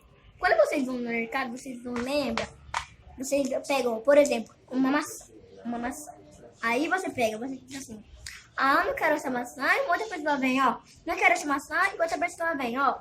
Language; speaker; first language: Portuguese; early bilingual, other home language; Haitian Creole